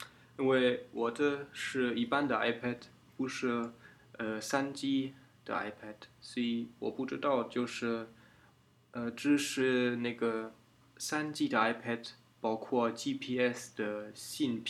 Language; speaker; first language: Chinese; non-native, fluent; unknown